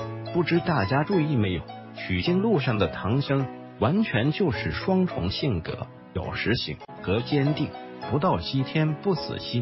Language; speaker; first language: Chinese; native; Chinese